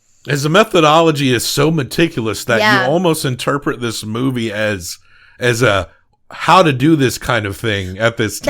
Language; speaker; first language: English; native; English